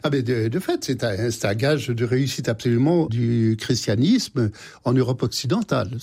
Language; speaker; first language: French; native; French